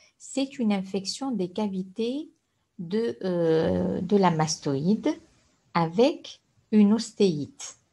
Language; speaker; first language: French; non-native, local second language; Arabic